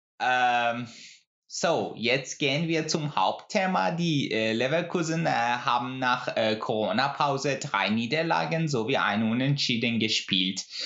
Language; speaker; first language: German; non-native, fluent; Persian